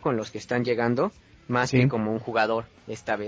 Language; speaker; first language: Spanish; native; Spanish